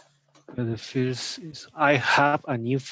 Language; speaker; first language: English; non-native, learner; Spanish